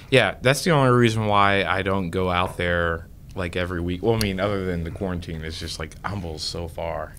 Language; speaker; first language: English; native; English